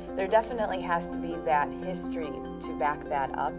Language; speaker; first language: English; native; English